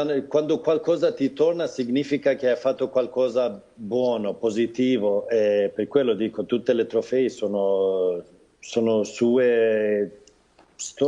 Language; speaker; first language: Italian; non-native, fluent; Swedish